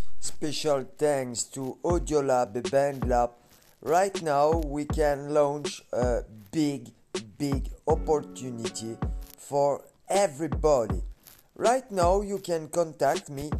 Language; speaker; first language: English; non-native, learner; French